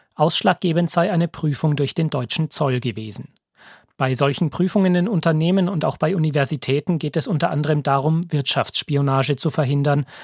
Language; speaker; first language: German; native; German